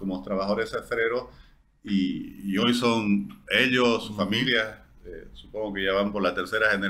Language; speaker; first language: Spanish; native; Spanish